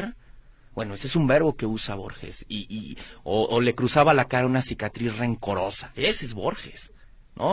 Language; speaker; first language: Spanish; native; Spanish